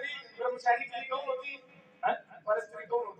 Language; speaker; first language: Hindi; native; Hindi